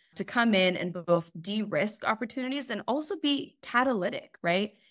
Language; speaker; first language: English; native; English